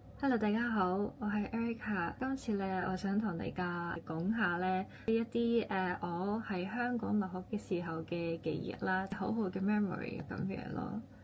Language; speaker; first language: Cantonese; non-native, fluent; Japanese